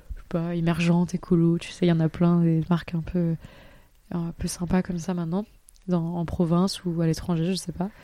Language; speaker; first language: French; native; French